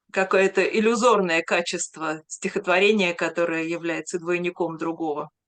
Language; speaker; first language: Russian; native; Russian